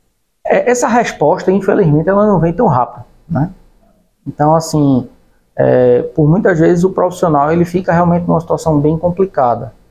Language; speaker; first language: Portuguese; native; Portuguese